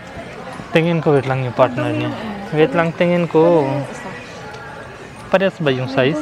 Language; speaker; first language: Filipino; non-native, learner; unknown